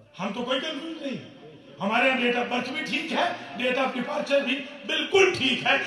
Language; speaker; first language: Urdu; non-native, local second language; Punjabi